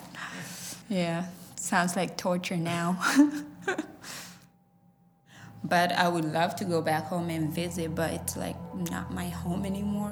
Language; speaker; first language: English; early bilingual, other home language; Somali